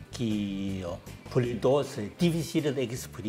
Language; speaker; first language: French; non-native, learner; Chinese